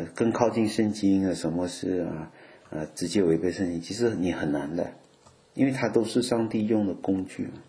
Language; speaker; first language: Chinese; native; Chinese